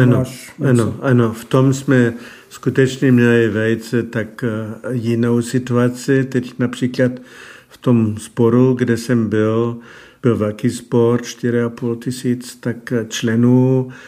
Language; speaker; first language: Czech; non-native, fluent; German